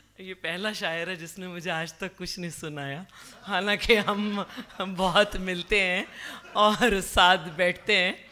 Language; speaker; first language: Urdu; native; Urdu